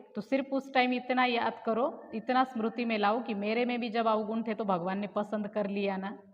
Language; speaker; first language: Hindi; non-native, local second language; Marathi